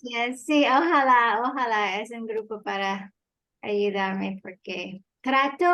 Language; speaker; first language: Spanish; non-native, learner; English